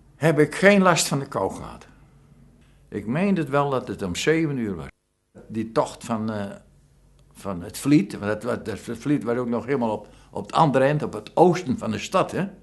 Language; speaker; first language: Dutch; native; Dutch